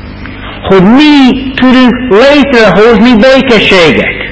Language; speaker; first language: Hungarian; non-native, fluent; English